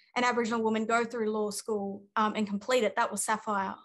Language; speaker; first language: English; native; English